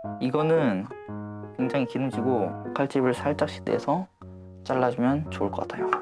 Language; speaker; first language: Korean; native; Korean